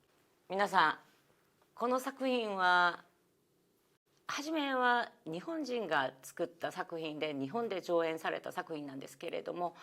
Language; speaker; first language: Japanese; non-native, fluent; Korean